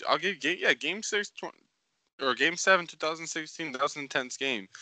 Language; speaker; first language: English; native; English